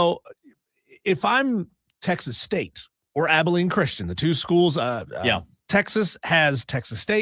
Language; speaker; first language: English; native; English